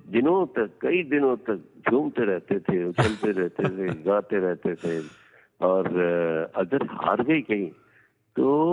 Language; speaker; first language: Hindi; non-native, local second language; Gujarati